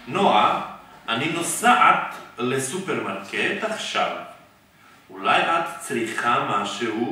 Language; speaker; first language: Hebrew; non-native, fluent; Serbian